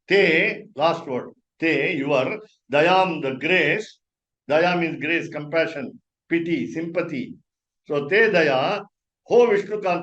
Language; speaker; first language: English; non-native, local second language; Tamil